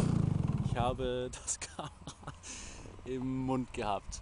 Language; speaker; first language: German; non-native, fluent; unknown